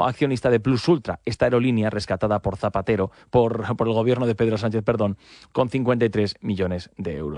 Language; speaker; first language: Spanish; native; Spanish